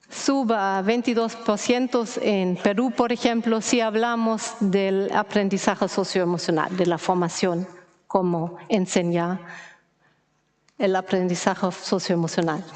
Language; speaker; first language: Spanish; non-native, fluent; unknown